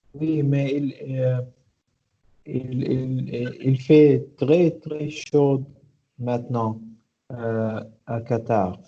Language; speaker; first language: French; non-native, learner; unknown